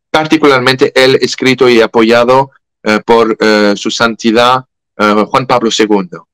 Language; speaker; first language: Spanish; non-native, fluent; French